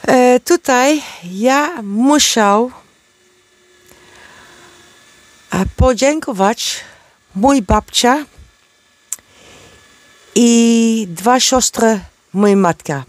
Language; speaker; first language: Polish; non-native, learner; Dutch